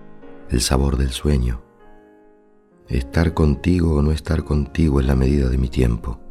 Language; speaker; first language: Spanish; native; Spanish